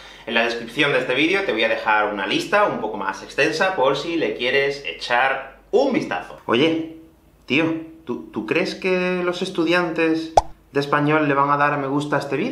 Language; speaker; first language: Spanish; native; Spanish